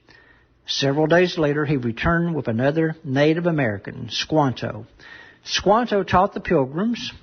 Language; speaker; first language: English; native; English